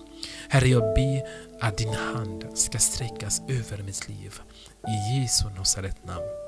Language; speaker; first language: Swedish; non-native, fluent; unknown